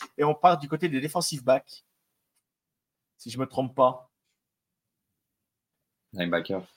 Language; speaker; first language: French; native; French